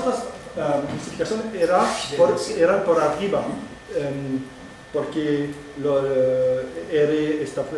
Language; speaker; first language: Spanish; non-native, fluent; French